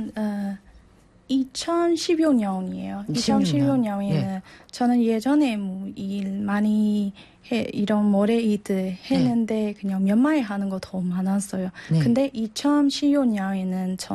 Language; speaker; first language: Korean; non-native, learner; Burmese